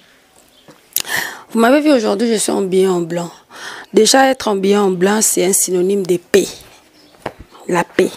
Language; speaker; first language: French; non-native, local second language; Lingala